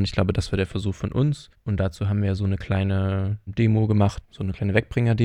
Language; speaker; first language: German; native; German